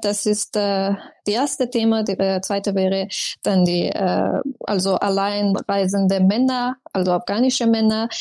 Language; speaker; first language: German; non-native, fluent; Persian